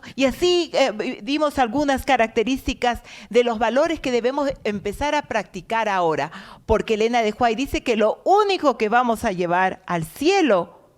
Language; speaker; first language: Spanish; native; Spanish